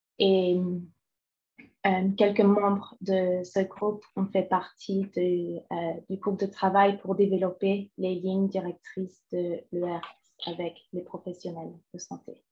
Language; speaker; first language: French; non-native, fluent; English